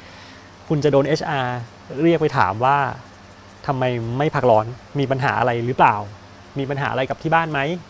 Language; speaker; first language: Thai; native; Thai